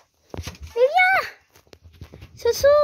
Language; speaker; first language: French; native; French